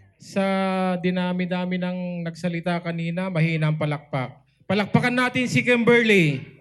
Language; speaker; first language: Filipino; early bilingual, heritage; Filipino